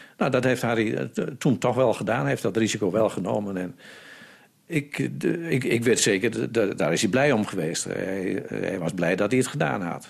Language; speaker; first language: Dutch; native; Dutch